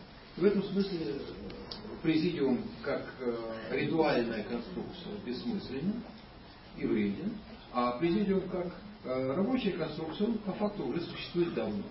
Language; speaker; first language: Russian; native; Russian